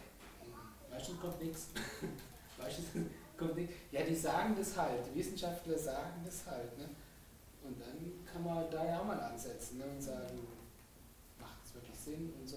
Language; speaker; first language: German; native; German